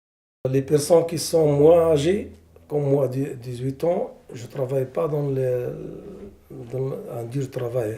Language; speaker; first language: French; non-native, learner; Arabic